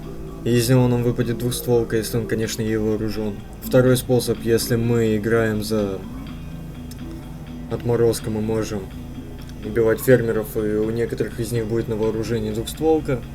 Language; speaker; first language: Russian; native; Russian